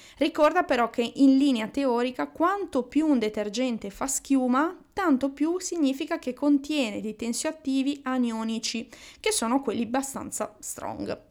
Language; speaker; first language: Italian; native; Italian